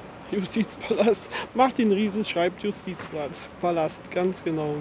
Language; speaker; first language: German; native; German